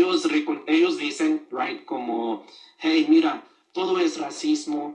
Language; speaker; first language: Spanish; early bilingual, other home language; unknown